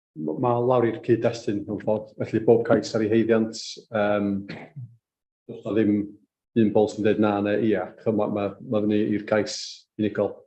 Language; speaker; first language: Welsh; native; Welsh